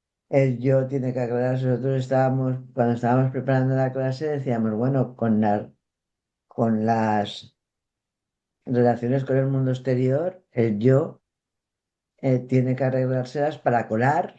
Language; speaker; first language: Spanish; native; Spanish